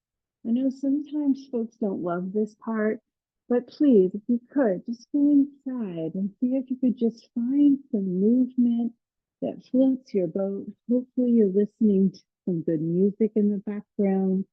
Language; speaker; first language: English; native; English